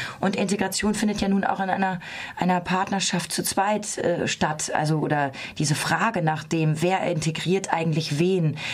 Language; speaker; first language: German; native; German